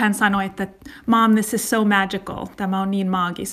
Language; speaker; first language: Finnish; non-native, learner; English